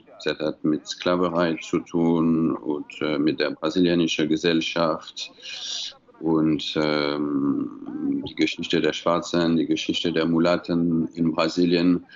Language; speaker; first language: German; non-native, fluent; French